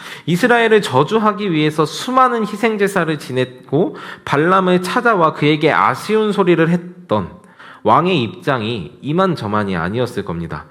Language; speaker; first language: Korean; native; Korean